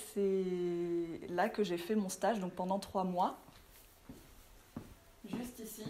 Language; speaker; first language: French; native; French